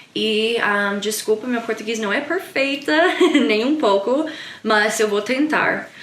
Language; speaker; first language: Portuguese; non-native, learner; English